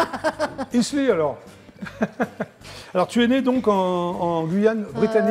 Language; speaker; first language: French; native; French